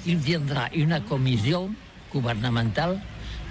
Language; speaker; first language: French; non-native, learner; Catalan